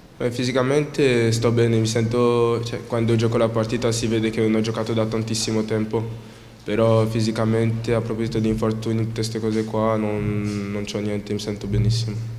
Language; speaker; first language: Italian; non-native, fluent; French